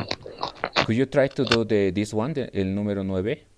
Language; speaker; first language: English; non-native, fluent; Spanish